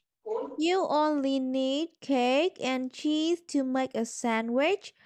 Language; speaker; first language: English; non-native, learner; Vietnamese